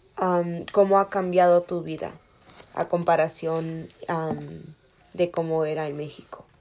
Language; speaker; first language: Spanish; early bilingual, heritage; Spanish